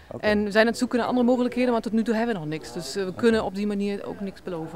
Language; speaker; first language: Dutch; native; Dutch